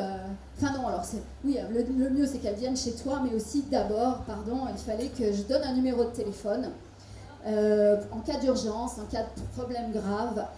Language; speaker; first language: French; native; French